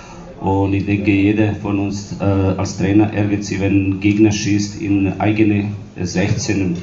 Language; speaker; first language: German; non-native, fluent; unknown